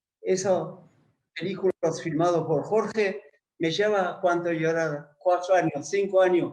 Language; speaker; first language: Spanish; non-native, fluent; Persian